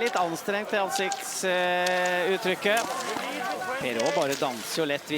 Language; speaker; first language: Norwegian; native; Norwegian